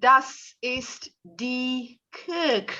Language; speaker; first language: German; non-native, learner; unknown